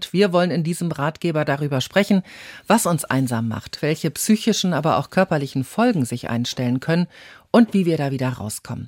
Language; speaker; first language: German; native; German